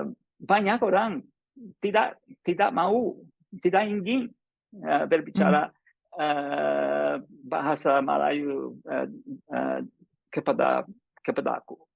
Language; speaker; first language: Indonesian; non-native, learner; English